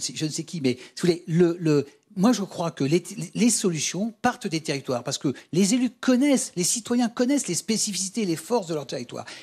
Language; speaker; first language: French; native; French